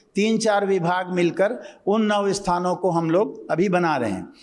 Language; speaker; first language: Hindi; native; Hindi